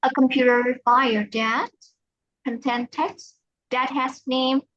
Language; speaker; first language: English; non-native, fluent; Vietnamese